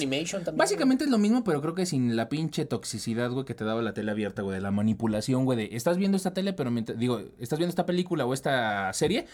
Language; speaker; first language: Spanish; native; Spanish